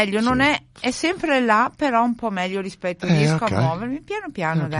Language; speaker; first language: Italian; early bilingual, heritage; Italian